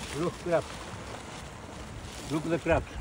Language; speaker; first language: English; non-native, learner; Greek